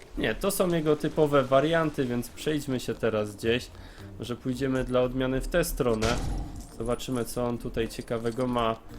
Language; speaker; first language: Polish; native; Polish